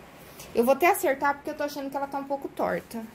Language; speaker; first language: Portuguese; native; Portuguese